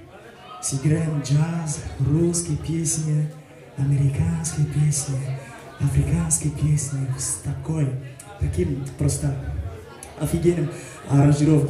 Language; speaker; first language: Russian; non-native, fluent; French